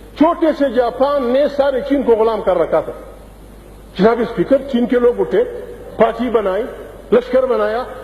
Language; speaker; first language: Urdu; non-native, local second language; Pashto